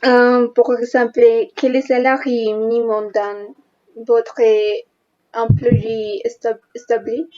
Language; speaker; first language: French; non-native, learner; Spanish